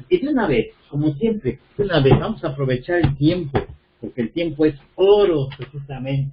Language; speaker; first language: Spanish; native; Spanish